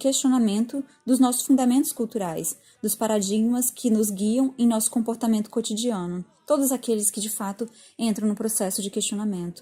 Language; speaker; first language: Portuguese; native; Portuguese